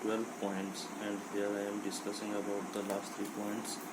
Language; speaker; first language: English; non-native, local second language; Bangla